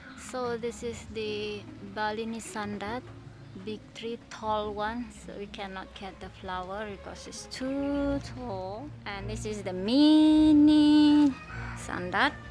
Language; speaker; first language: English; non-native, learner; Indonesian